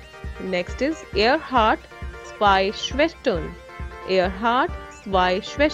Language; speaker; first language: German; non-native, fluent; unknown